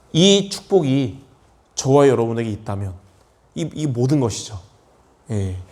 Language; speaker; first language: Korean; native; Korean